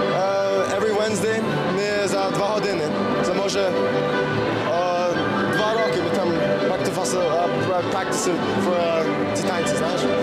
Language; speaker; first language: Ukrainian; early bilingual, heritage; English